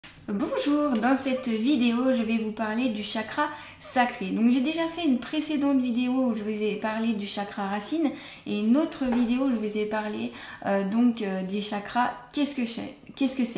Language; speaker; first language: French; native; French